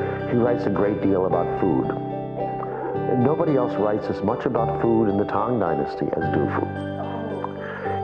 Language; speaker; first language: English; native; English